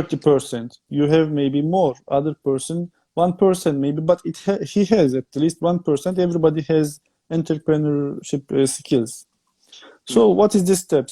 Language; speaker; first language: English; non-native, fluent; Turkish